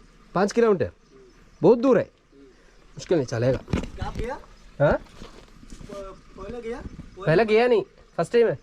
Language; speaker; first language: Hindi; non-native, local second language; Malayalam